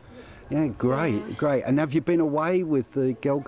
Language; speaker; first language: English; native; English